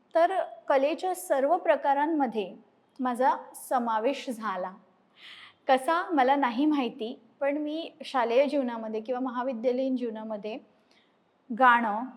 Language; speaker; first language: Marathi; native; Marathi